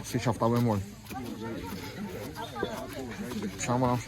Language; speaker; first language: German; early bilingual, other home language; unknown